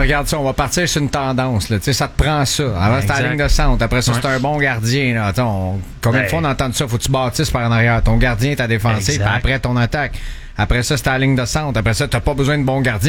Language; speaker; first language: French; native; French